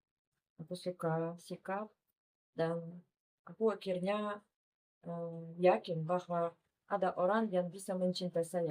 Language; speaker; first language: Indonesian; non-native, learner; Russian